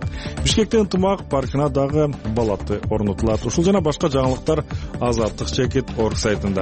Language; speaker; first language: Kyrgyz; native; Kyrgyz